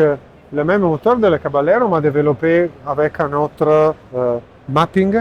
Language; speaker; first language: French; non-native, learner; Italian